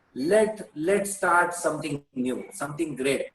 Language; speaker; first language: Hindi; non-native, local second language; Marathi